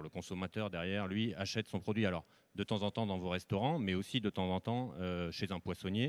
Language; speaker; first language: French; native; French